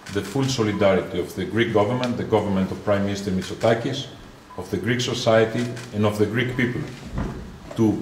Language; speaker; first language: English; non-native, fluent; Greek